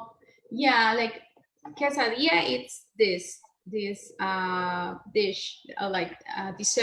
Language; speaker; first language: English; non-native, learner; Spanish